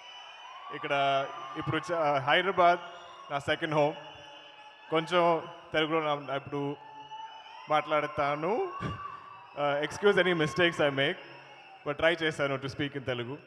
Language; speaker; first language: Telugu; non-native, learner; Malayalam